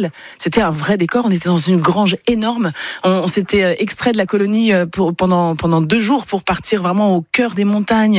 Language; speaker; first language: French; native; French